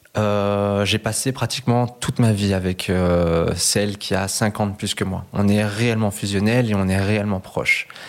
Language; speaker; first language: French; early bilingual, other home language; Spanish